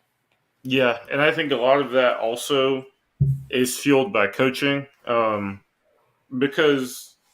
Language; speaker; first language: English; native; English